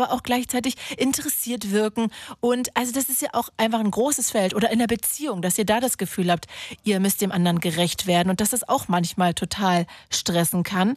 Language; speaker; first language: German; native; German